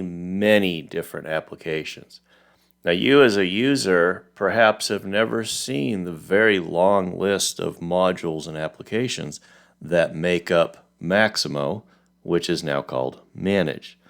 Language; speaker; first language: English; native; English